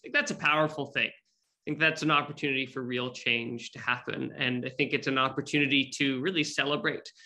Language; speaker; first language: English; native; English